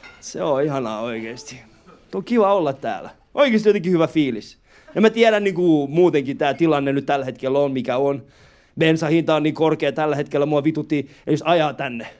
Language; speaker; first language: Finnish; early bilingual, other home language; Persian